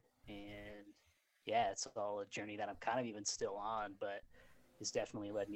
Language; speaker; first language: English; native; English